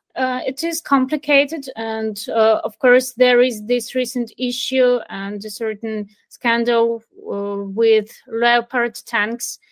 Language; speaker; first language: English; non-native, fluent; Ukrainian